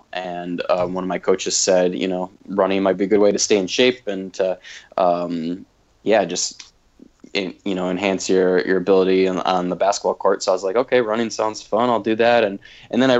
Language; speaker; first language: English; native; English